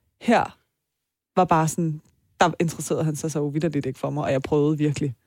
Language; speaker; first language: Danish; early bilingual, other home language; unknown